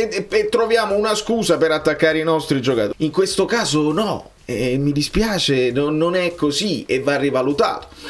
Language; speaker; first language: Italian; native; Italian